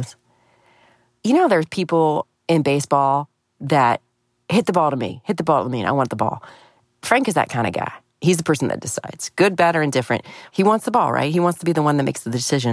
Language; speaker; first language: English; native; English